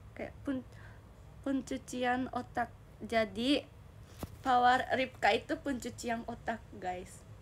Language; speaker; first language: Indonesian; non-native, learner; Japanese